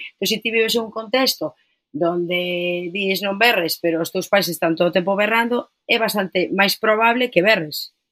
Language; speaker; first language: Galician; non-native, local second language; Spanish